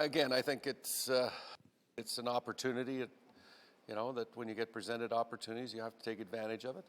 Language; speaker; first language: English; native; English